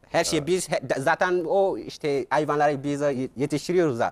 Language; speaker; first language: Turkish; non-native, fluent; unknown